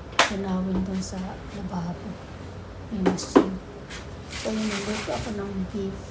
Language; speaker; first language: Filipino; non-native, local second language; Waray